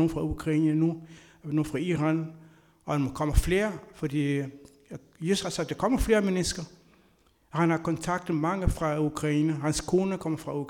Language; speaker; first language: Danish; non-native, fluent; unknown